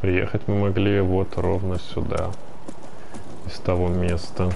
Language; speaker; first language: Russian; native; Russian